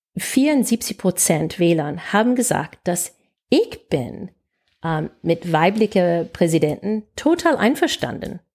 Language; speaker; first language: German; non-native, fluent; English